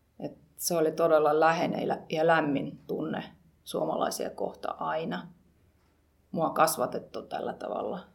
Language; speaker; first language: Finnish; non-native, fluent; Russian